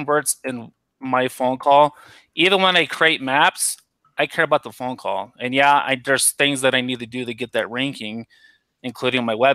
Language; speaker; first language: English; native; English